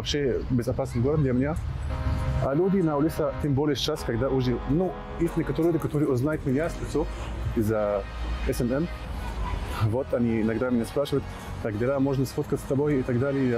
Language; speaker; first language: Russian; non-native, fluent; Arabic